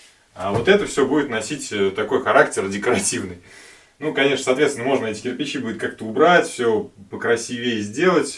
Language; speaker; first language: Russian; native; Russian